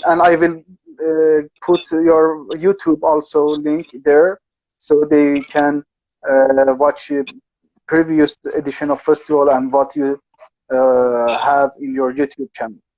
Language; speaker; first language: English; non-native, learner; Persian